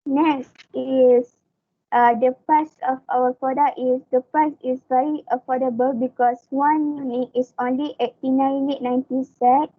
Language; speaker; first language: English; non-native, local second language; Malay